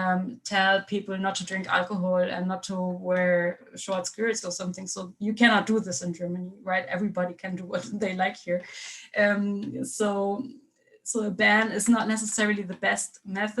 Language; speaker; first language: English; non-native, fluent; German